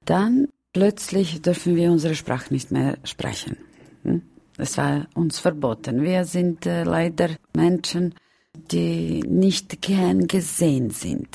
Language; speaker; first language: German; non-native, fluent; Romany